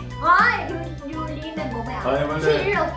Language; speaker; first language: Korean; non-native, learner; Thai